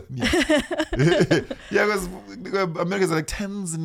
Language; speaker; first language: English; non-native, local second language; Shona